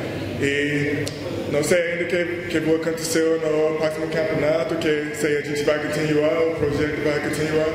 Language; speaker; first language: Portuguese; non-native, learner; English